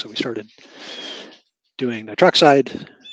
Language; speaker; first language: English; native; English